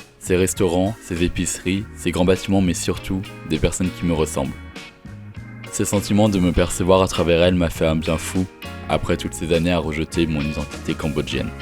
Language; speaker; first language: French; native; French